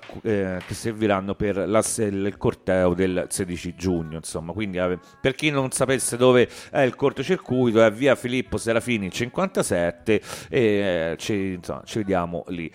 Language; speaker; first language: Italian; native; Italian